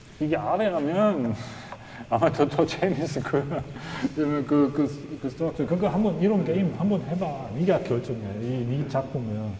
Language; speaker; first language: Korean; non-native, learner; German